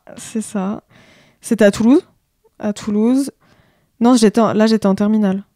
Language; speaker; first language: French; native; French